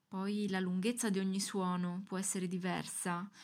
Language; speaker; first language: Italian; non-native, fluent; Greek